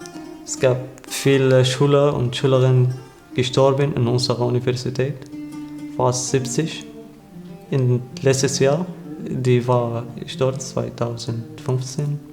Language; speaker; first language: German; non-native, learner; Arabic